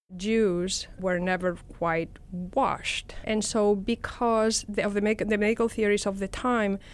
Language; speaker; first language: English; non-native, fluent; Spanish